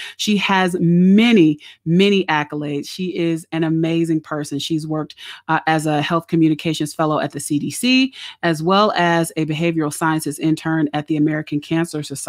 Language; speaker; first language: English; native; English